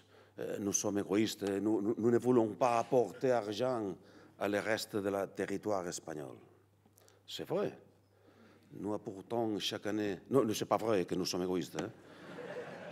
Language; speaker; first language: French; non-native, learner; Catalan